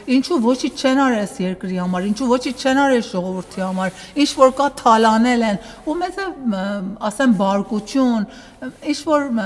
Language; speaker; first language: Armenian; early bilingual, heritage; Armenian